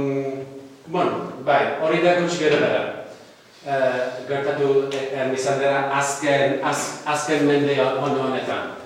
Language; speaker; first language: Basque; non-native, fluent; Welsh